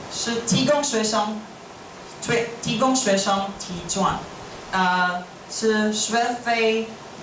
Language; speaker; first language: Chinese; non-native, learner; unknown